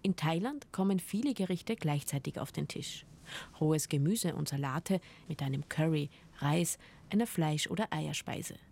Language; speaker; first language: German; native; German